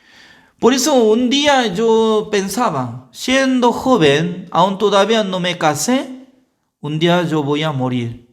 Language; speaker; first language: Spanish; non-native, learner; Korean